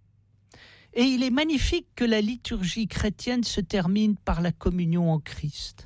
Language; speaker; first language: French; native; French